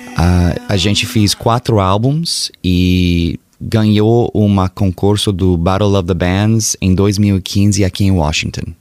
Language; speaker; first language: Portuguese; early bilingual, heritage; Portuguese